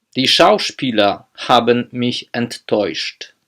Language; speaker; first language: German; non-native, fluent; Polish